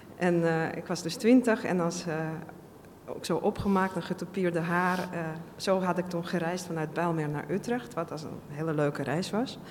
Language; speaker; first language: Dutch; non-native, fluent; Russian